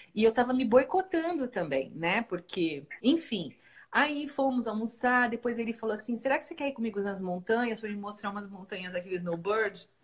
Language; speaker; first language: Portuguese; native; Portuguese